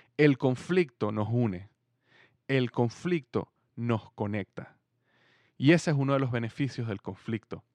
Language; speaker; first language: Spanish; native; Spanish